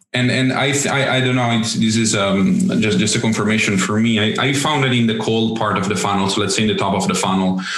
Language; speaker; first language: English; non-native, fluent; Italian